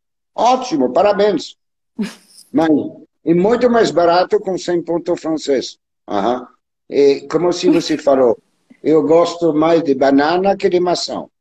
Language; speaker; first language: Portuguese; non-native, learner; French